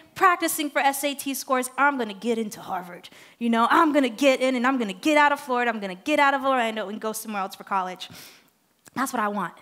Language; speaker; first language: English; non-native, fluent; Haitian Creole